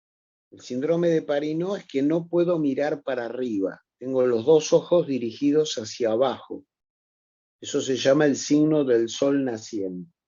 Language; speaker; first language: Spanish; native; Spanish